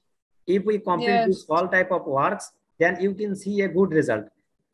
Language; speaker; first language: English; non-native, learner; Bangla